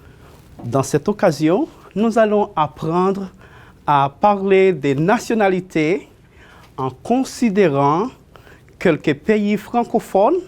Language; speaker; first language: French; non-native, fluent; Spanish